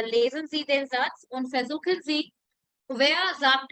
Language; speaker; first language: German; non-native, fluent; Hindi